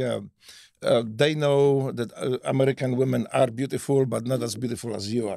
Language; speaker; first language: English; non-native, fluent; Polish